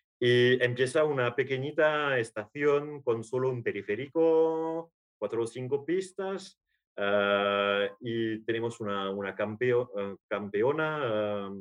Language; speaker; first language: Spanish; non-native, learner; French